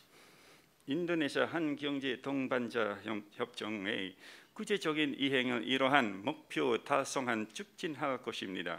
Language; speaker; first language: Korean; non-native, fluent; Indonesian